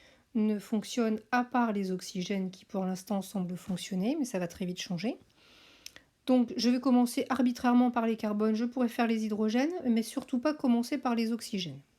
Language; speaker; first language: French; native; French